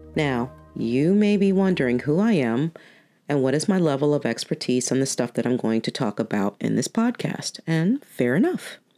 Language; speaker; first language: English; native; English